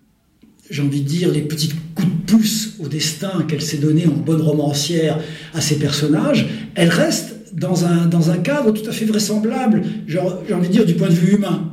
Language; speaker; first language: French; native; French